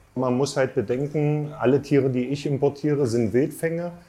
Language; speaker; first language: German; native; German